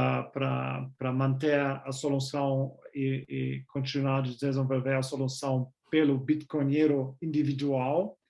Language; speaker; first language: Portuguese; non-native, fluent; German